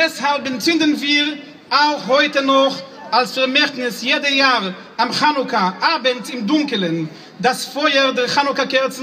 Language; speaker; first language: German; non-native, fluent; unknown